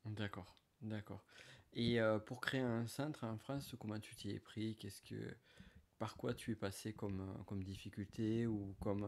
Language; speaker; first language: French; native; French